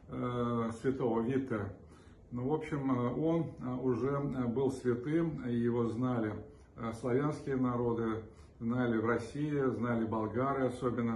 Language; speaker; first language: Russian; native; Russian